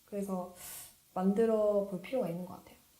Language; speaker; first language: Korean; native; Korean